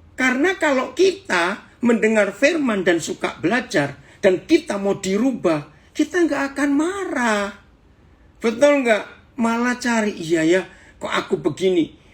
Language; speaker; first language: Indonesian; native; Indonesian